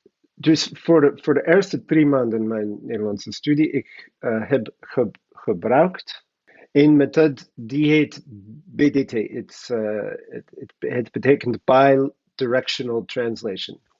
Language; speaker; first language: Dutch; non-native, learner; English